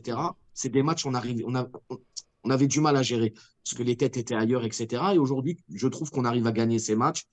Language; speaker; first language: French; native; French